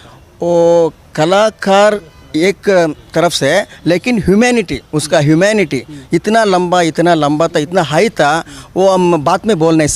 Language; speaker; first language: Hindi; non-native, local second language; Kannada